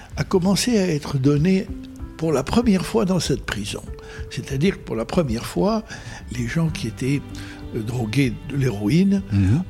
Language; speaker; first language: French; non-native, local second language; Arabic